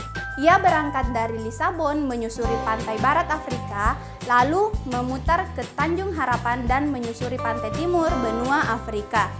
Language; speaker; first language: Indonesian; native; Indonesian